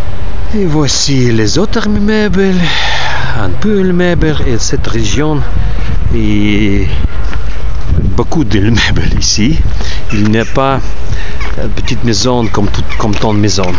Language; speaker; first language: French; non-native, learner; Ukrainian